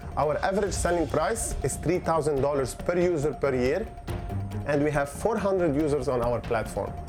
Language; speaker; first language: English; non-native, fluent; Arabic